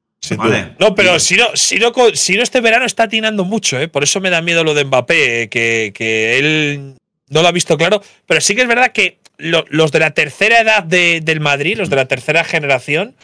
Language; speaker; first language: Spanish; native; Spanish